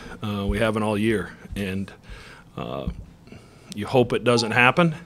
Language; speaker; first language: English; native; English